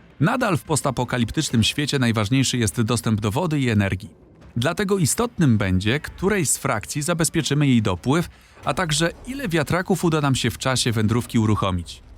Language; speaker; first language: Polish; native; Polish